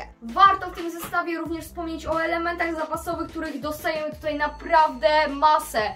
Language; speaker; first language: Polish; native; Polish